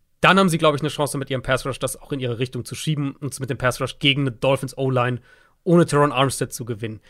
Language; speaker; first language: German; native; German